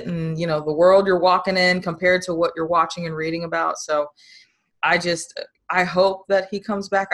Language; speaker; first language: English; native; English